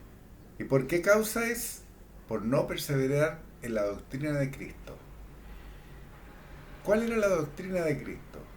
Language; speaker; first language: Spanish; native; Spanish